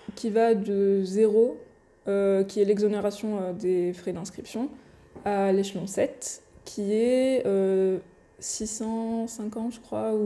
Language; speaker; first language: French; non-native, local second language; Arabic